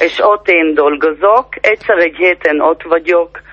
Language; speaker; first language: Hungarian; early bilingual, heritage; Hebrew